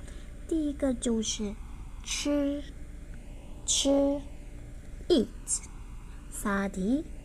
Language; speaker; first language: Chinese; non-native, fluent; Burmese